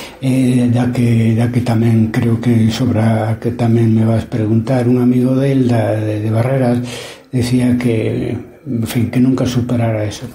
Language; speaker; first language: Galician; non-native, local second language; Spanish